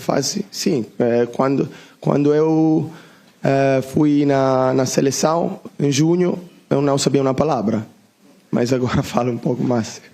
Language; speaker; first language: Portuguese; non-native, learner; Italian